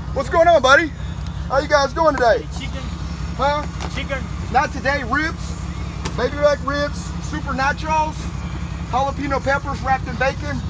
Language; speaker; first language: English; native; English